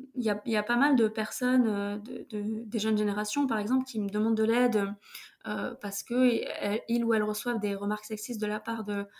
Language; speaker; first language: French; native; French